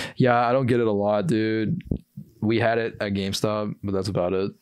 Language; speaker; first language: English; native; English